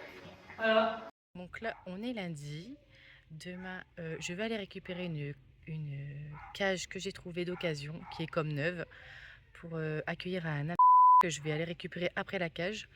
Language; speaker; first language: French; native; French